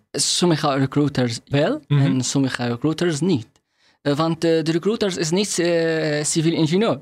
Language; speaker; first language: Dutch; non-native, learner; Arabic